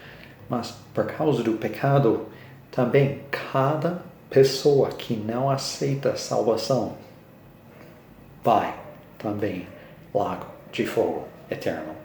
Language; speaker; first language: Portuguese; non-native, learner; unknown